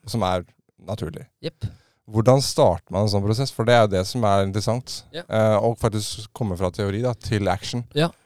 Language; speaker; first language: Norwegian; native; Norwegian